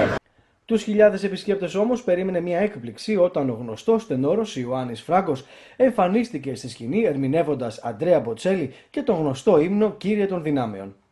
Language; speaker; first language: Greek; native; Greek